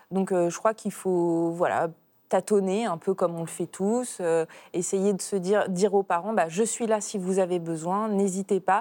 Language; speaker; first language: French; native; French